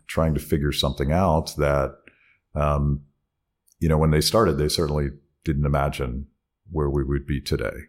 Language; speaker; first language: English; native; English